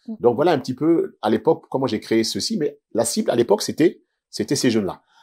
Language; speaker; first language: French; native; French